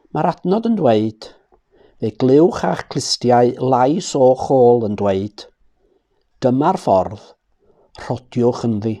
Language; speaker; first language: Welsh; native; Welsh